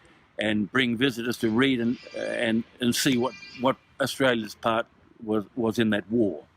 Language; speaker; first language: English; native; English